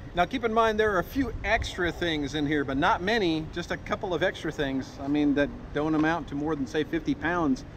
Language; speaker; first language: English; native; English